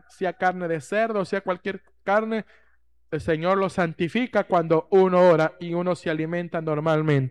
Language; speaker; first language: Spanish; native; Spanish